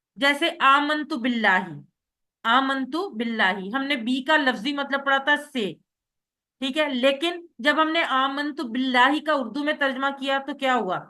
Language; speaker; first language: Urdu; native; Urdu